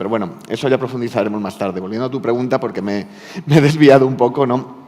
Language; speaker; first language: Spanish; native; Spanish